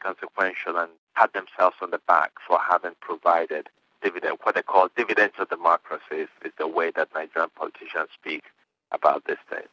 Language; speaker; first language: English; non-native, local second language; Igbo